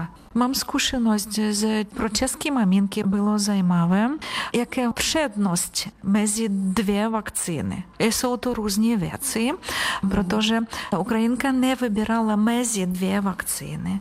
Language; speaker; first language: Czech; non-native, learner; Ukrainian